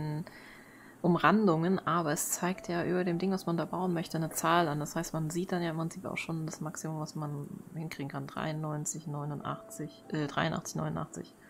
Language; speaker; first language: German; native; German